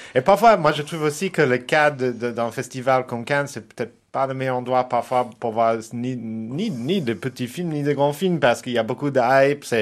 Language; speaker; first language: French; non-native, fluent; English